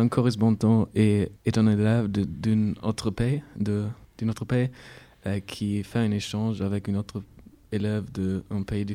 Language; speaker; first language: French; non-native, learner; German